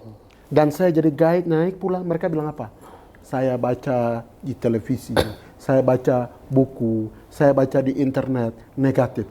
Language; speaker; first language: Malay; non-native, local second language; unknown